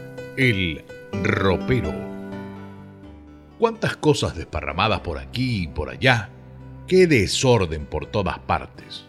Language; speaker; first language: Spanish; native; Spanish